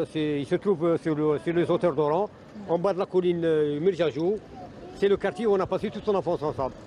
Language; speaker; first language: French; non-native, local second language; Arabic